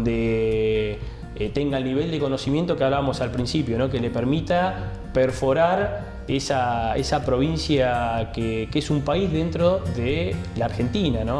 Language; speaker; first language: Spanish; native; Spanish